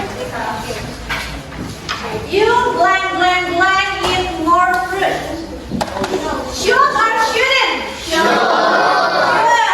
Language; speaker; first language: English; non-native, learner; Indonesian